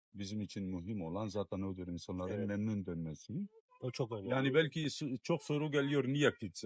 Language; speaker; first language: Turkish; non-native, fluent; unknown